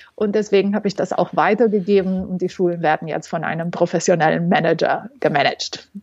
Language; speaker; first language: German; non-native, fluent; Romanian